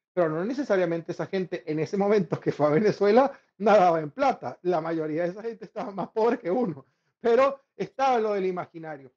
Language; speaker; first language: Spanish; native; Spanish